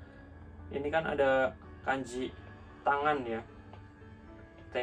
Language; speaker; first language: Indonesian; native; Indonesian